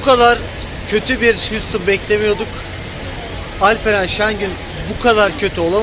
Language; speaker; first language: Turkish; native; Turkish